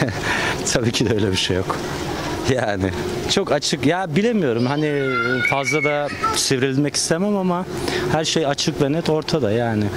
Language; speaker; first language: Turkish; native; Turkish